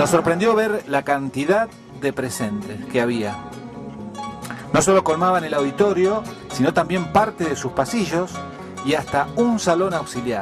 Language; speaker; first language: Spanish; native; Spanish